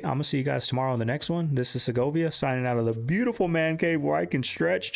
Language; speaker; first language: English; native; English